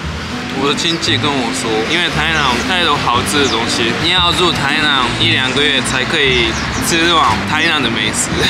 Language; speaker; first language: Chinese; early bilingual, heritage; Japanese